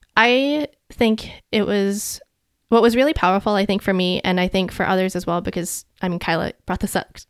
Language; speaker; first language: English; native; English